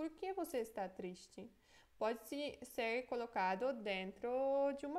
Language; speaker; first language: Portuguese; non-native, fluent; Polish